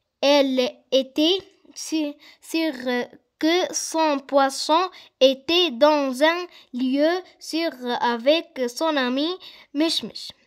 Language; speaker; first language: French; non-native, learner; Arabic